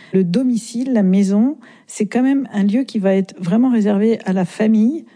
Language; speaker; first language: French; native; French